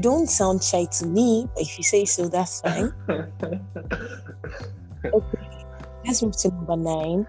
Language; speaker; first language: English; non-native, local second language; Igbo